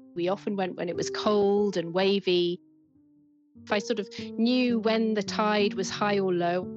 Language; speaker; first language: English; native; English